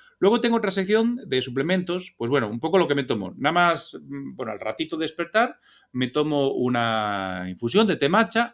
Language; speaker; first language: Spanish; native; Spanish